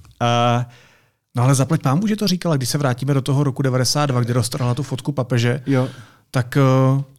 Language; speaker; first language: Czech; native; Czech